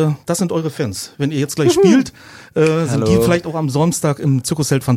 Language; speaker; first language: German; native; German